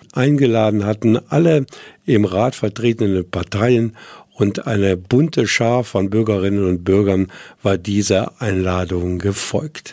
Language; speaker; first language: German; native; German